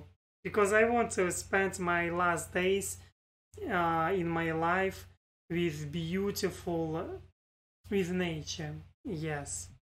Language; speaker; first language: English; non-native, learner; Russian